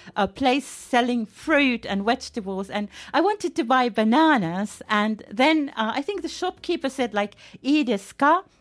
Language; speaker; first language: English; non-native, fluent; Finnish